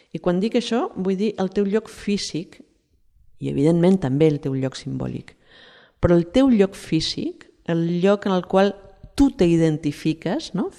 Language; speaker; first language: Catalan; non-native, fluent; Spanish